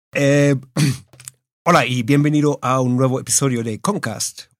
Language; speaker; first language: Spanish; early bilingual, heritage; Spanish